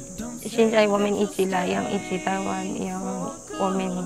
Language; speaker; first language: Chinese; non-native, learner; Filipino